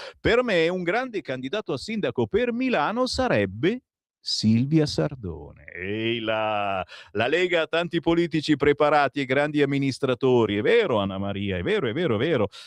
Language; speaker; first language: Italian; native; Italian